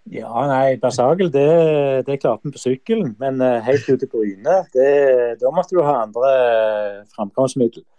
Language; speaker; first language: Norwegian; native; Norwegian